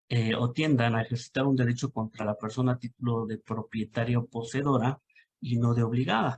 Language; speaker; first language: Spanish; native; Spanish